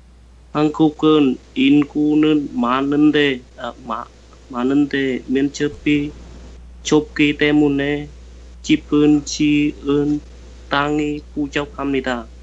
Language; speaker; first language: Korean; non-native, learner; Vietnamese